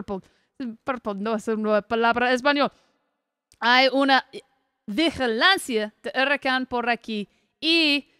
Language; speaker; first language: Spanish; non-native, learner; English